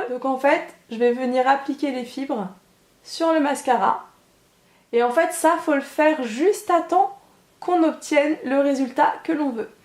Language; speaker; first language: French; native; French